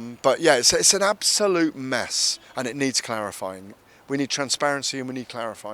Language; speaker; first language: English; native; English